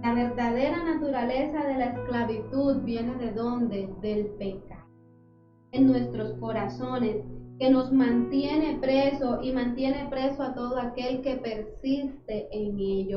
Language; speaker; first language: Spanish; native; Spanish